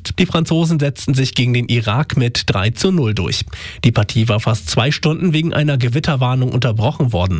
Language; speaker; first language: German; native; German